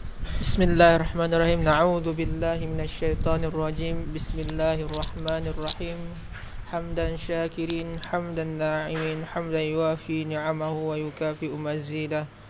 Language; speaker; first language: Malay; native; Malay